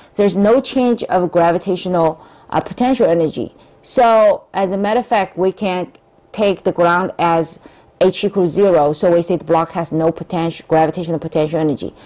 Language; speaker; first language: English; non-native, fluent; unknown